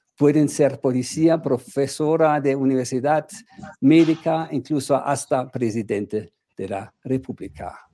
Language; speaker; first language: Spanish; non-native, fluent; German